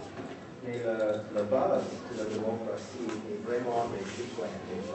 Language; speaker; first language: French; non-native, fluent; English